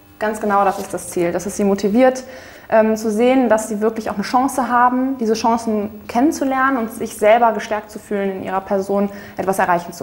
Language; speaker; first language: German; native; German